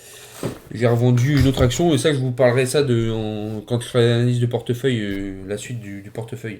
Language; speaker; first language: French; native; French